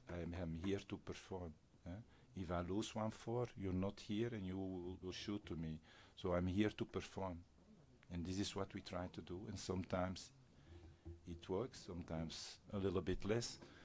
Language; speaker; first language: English; non-native, fluent; Dutch